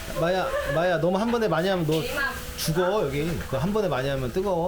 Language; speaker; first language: Korean; native; Korean